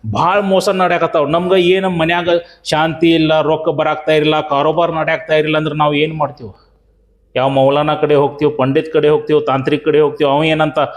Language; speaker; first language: Kannada; native; Kannada